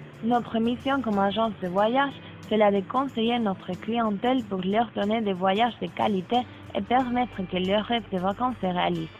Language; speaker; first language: French; non-native, learner; Spanish